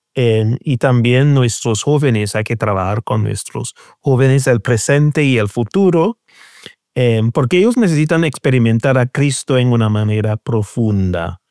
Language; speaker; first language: Spanish; non-native, fluent; English